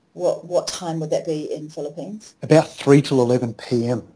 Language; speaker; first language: English; native; English